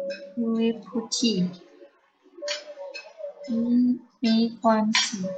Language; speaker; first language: Chinese; non-native, learner; Indonesian